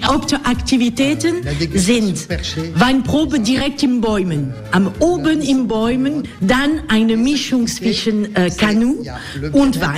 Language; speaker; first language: German; non-native, learner; French